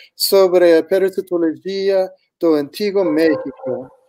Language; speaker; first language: Portuguese; non-native, learner; English